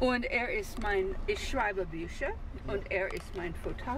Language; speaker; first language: German; non-native, learner; English